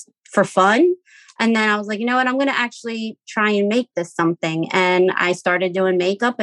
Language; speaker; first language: English; native; English